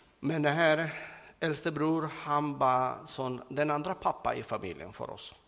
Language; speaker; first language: Swedish; non-native, fluent; Spanish